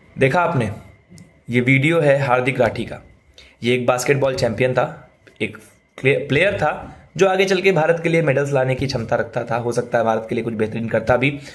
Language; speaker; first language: Hindi; native; Hindi